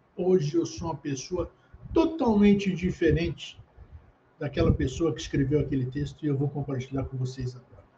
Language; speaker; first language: Portuguese; early bilingual, other home language; Greek